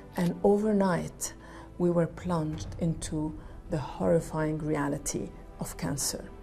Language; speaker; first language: English; non-native, fluent; Arabic